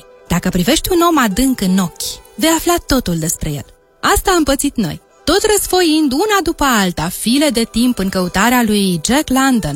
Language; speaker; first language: Romanian; native; Romanian